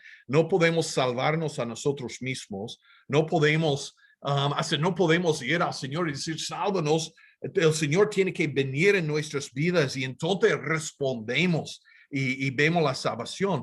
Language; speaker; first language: Spanish; non-native, fluent; English